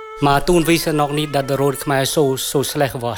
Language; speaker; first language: Dutch; non-native, fluent; Khmer